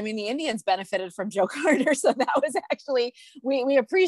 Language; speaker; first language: English; native; English